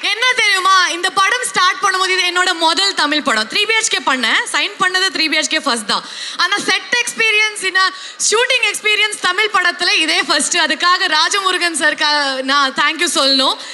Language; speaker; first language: Tamil; non-native, local second language; Kannada